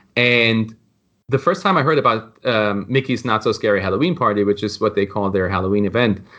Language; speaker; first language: English; non-native, fluent; German